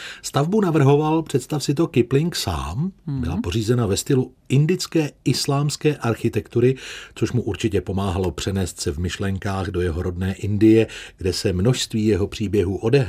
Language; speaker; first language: Czech; native; Czech